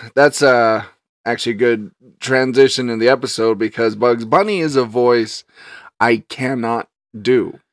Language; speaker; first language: English; native; English